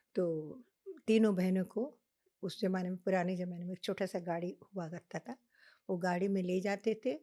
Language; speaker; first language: Hindi; non-native, local second language; Telugu